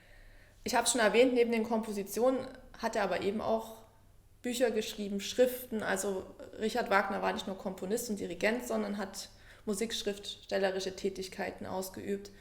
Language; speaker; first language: German; native; German